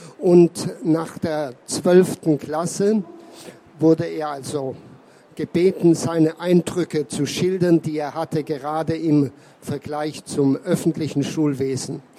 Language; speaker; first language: German; native; German